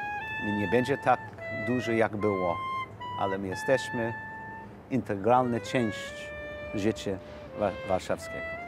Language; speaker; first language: Polish; non-native, learner; English